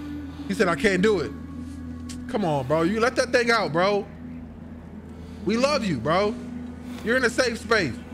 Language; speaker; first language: English; native; English